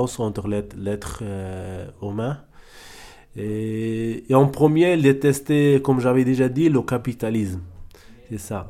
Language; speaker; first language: French; non-native, learner; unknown